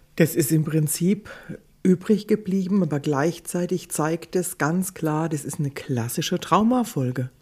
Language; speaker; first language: German; native; German